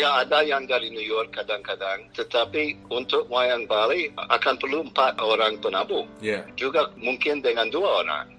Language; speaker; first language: Indonesian; non-native, fluent; English